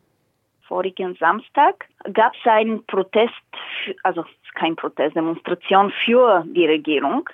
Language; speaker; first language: German; non-native, fluent; Bulgarian